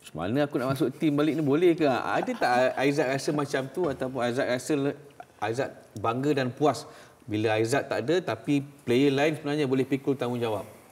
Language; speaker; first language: Malay; native; Malay